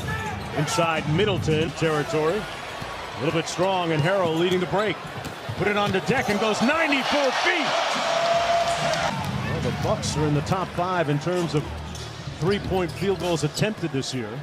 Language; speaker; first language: English; native; English